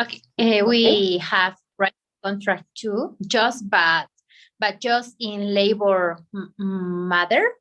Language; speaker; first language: English; non-native, learner; Spanish